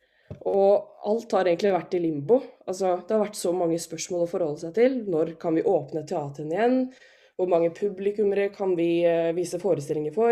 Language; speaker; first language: Norwegian; native; Norwegian